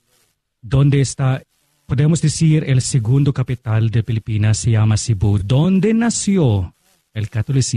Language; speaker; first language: Spanish; non-native, fluent; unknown